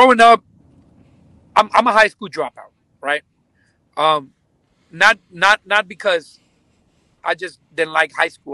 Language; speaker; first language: English; early bilingual, other home language; Spanish